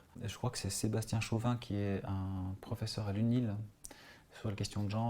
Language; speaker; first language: French; native; French